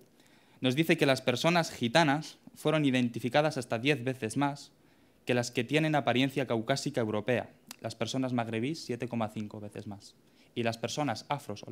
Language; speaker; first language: Spanish; native; Spanish